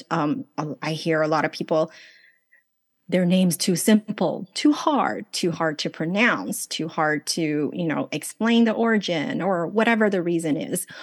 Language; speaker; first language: English; early bilingual, other home language; Chinese